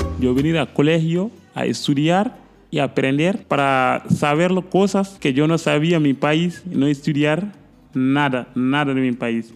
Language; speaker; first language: Spanish; non-native, learner; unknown